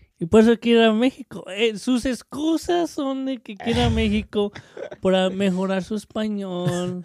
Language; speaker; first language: Spanish; native; Spanish